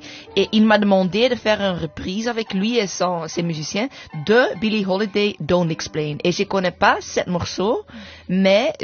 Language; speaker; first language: French; non-native, learner; English